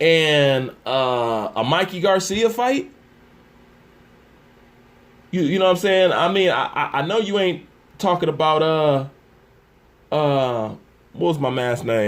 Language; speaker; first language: English; native; English